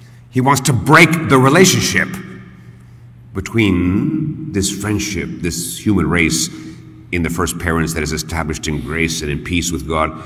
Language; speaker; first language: English; early bilingual, other home language; Spanish